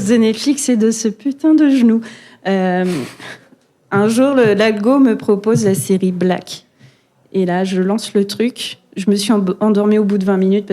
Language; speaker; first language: French; native; French